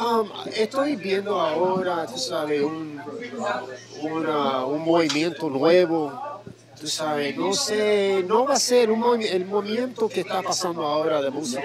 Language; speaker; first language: Spanish; early bilingual, heritage; Spanish